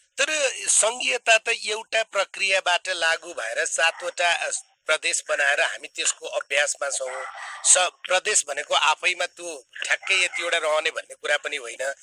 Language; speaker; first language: Nepali; native; Nepali